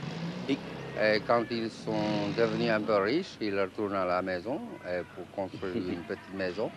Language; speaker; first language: French; non-native, fluent; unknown